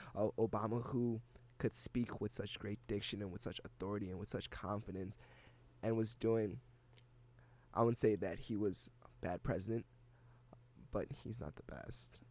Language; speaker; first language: English; native; English